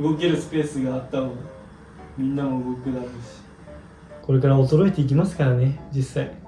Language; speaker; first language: Japanese; native; Japanese